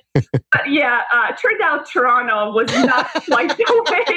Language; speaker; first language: English; non-native, fluent; Bosnian